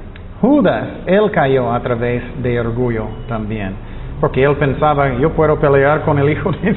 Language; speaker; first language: Spanish; non-native, fluent; English